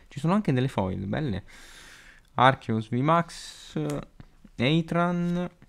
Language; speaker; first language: Italian; native; Italian